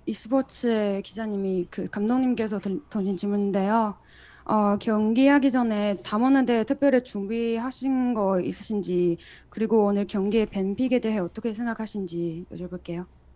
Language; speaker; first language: Korean; non-native, fluent; Chinese